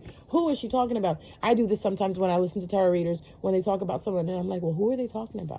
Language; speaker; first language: English; native; English